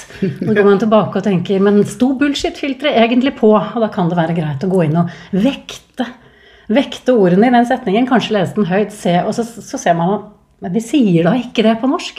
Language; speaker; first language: Norwegian; native; Norwegian